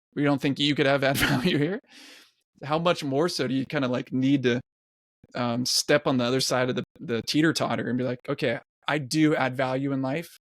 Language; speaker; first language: English; native; English